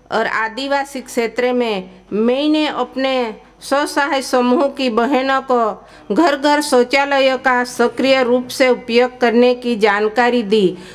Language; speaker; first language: Hindi; non-native, local second language; Gujarati